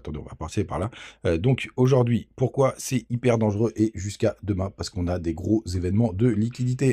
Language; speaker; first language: French; native; French